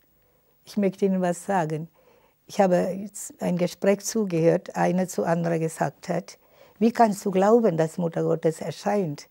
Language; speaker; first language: German; non-native, fluent; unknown